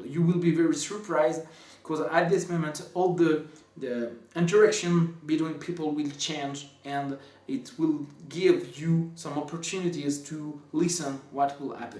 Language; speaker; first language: English; non-native, fluent; French